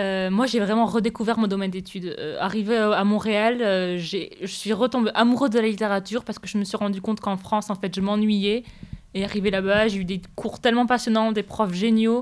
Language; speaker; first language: French; native; French